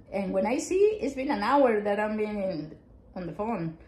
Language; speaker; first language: English; non-native, fluent; Spanish